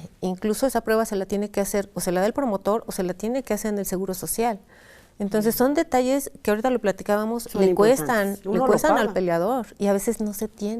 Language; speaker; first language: Spanish; native; Spanish